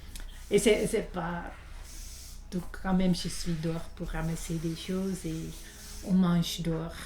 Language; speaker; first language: French; non-native, fluent; Dutch